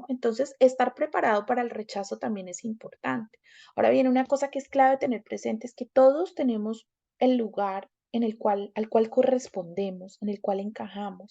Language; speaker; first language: Spanish; native; Spanish